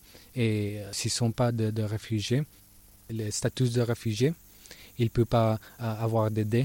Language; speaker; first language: French; non-native, learner; Spanish